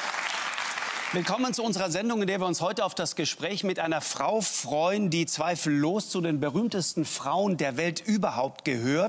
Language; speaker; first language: German; native; German